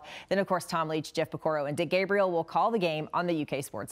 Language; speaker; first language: English; native; English